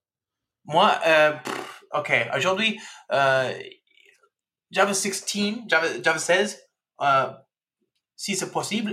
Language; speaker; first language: French; non-native, fluent; English